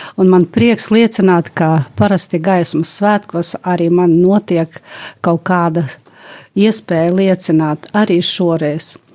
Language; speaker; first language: Latvian; native; Latvian